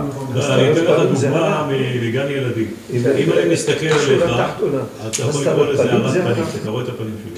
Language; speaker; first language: Hebrew; native; Hebrew